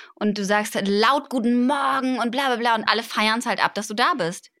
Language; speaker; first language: German; native; German